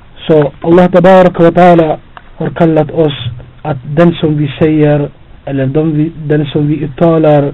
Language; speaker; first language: Swedish; non-native, fluent; Albanian